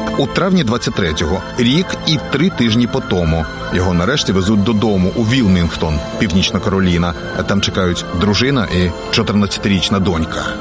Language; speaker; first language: Ukrainian; native; Ukrainian